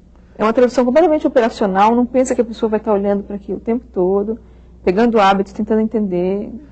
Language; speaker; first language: Portuguese; native; Portuguese